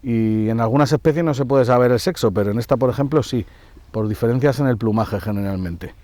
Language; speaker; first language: Spanish; native; Spanish